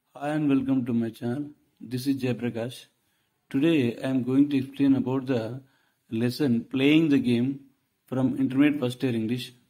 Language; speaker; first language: English; non-native, local second language; Telugu